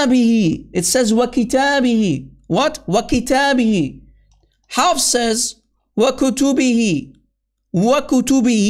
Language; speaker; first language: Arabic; native; Arabic